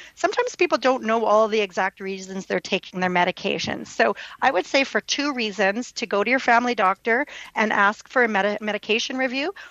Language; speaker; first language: English; native; English